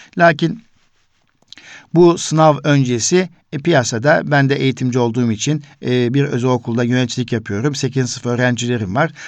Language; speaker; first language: Turkish; native; Turkish